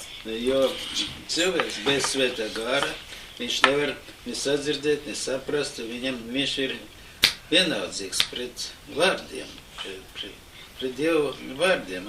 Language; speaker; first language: Latvian; non-native, local second language; Russian